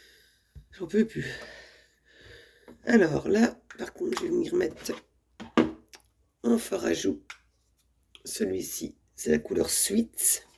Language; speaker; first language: French; native; French